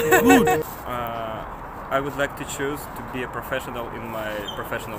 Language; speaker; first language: English; non-native, learner; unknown